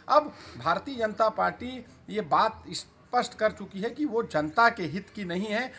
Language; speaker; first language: Hindi; native; Hindi